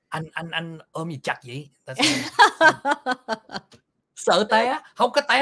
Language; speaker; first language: Vietnamese; early bilingual, heritage; Vietnamese